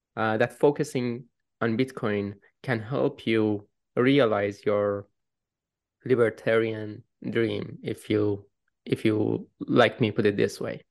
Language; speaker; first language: English; non-native, fluent; Persian